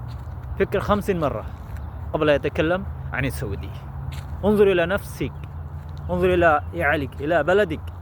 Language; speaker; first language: Arabic; non-native, learner; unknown